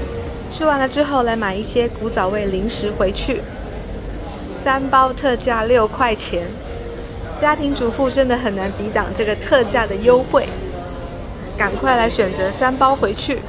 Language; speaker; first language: Chinese; native; Chinese